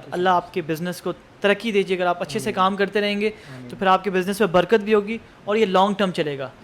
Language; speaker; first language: Urdu; native; Urdu